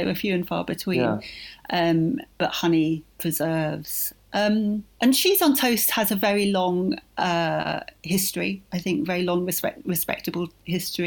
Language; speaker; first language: English; native; English